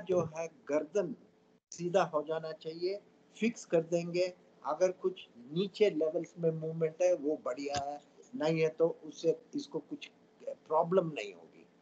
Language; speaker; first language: Hindi; non-native, local second language; Tamil